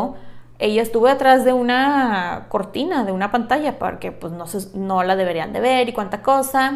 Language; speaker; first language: Spanish; native; Spanish